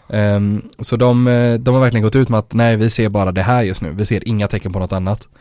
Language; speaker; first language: Swedish; native; Swedish